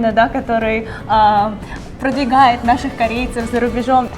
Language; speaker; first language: Russian; native; Russian